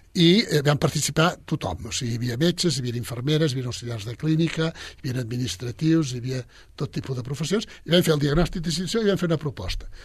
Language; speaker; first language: Catalan; native; Catalan